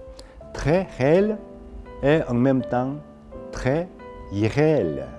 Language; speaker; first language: French; non-native, fluent; Korean